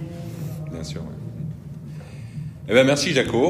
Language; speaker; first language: French; native; French